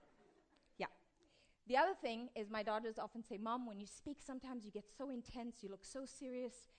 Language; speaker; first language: English; native; English